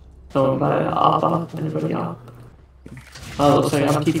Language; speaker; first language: English; native; English